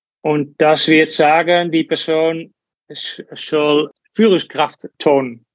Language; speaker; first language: German; non-native, learner; Dutch